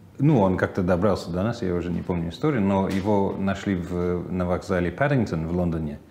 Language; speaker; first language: Russian; non-native, fluent; English